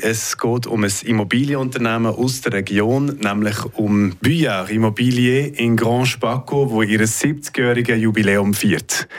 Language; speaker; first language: German; native; German